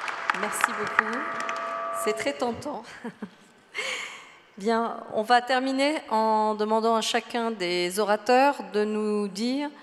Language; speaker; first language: French; native; French